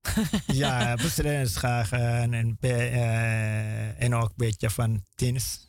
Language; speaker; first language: Dutch; non-native, learner; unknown